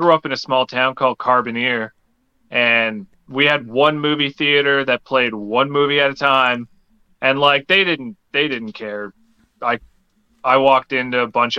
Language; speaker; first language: English; native; English